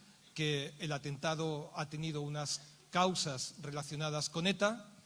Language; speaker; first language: Spanish; native; Spanish